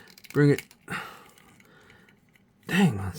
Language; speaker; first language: English; native; English